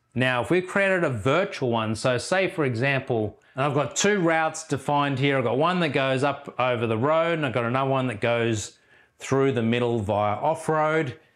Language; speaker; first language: English; native; English